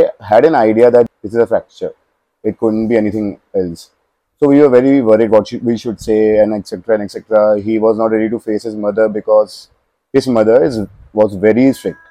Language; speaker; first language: English; non-native, local second language; Hindi